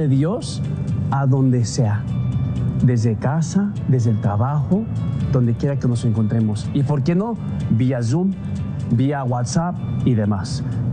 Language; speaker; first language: Spanish; early bilingual, heritage; Spanish